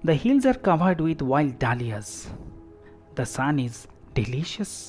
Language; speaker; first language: English; non-native, local second language; Bangla